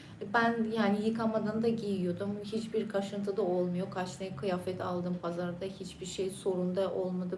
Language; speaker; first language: Turkish; non-native, fluent; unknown